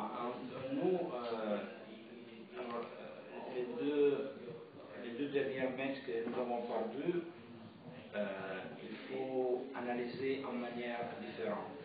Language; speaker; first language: French; non-native, fluent; Italian